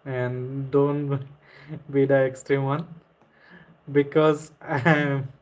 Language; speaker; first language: English; non-native, local second language; Assamese